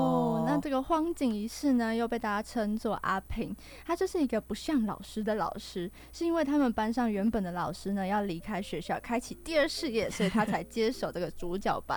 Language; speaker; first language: Chinese; native; Chinese